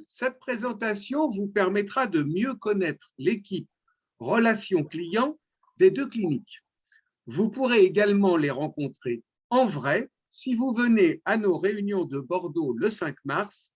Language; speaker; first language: French; native; French